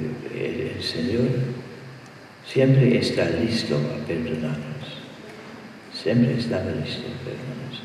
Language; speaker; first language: Spanish; non-native, fluent; English